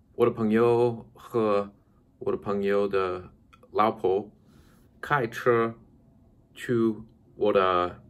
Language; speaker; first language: Chinese; non-native, learner; English